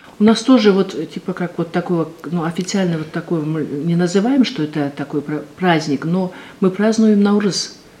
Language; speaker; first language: Russian; non-native, local second language; Kazakh